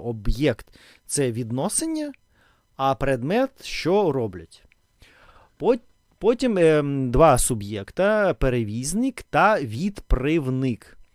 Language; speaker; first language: Ukrainian; non-native, local second language; Russian